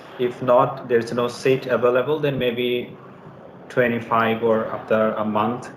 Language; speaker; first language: English; non-native, learner; Bangla